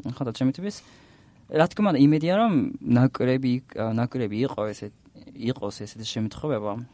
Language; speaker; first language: Georgian; non-native, learner; Japanese